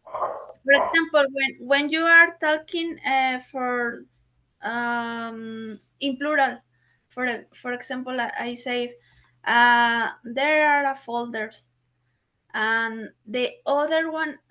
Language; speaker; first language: English; non-native, learner; Spanish